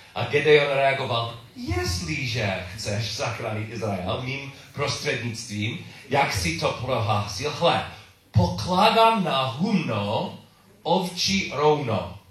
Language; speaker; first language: Czech; non-native, learner; English